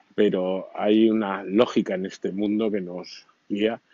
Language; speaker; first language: Spanish; native; Spanish